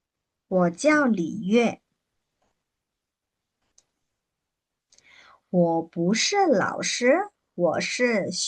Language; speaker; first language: Chinese; non-native, fluent; Burmese